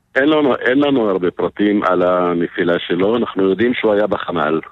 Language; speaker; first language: Hebrew; non-native, local second language; Arabic